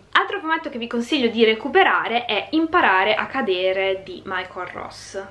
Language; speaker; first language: Italian; early bilingual, other home language; Hungarian